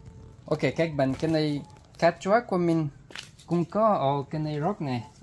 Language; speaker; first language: Vietnamese; non-native, learner; French